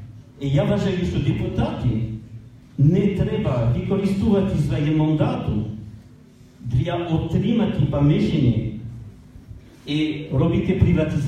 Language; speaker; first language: Ukrainian; non-native, learner; French